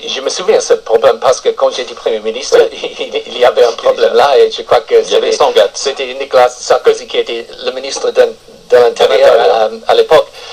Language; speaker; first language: French; non-native, fluent; English